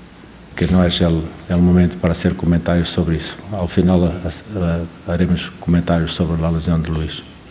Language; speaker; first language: Spanish; non-native, fluent; Portuguese